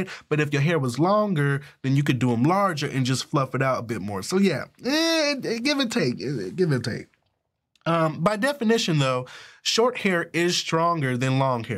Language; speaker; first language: English; native; English